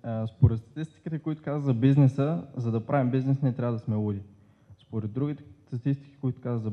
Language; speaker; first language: Bulgarian; native; Bulgarian